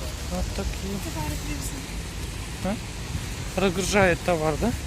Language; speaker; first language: Russian; non-native, local second language; Kyrgyz